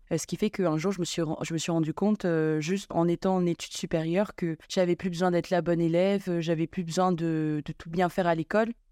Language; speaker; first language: French; non-native, local second language; Malagasy